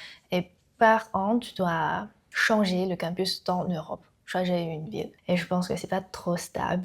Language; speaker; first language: French; non-native, learner; Chinese